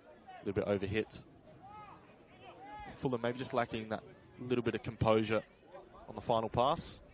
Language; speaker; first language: English; native; English